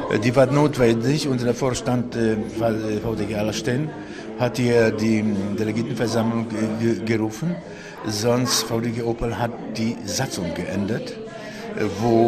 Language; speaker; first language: German; non-native, local second language; Polish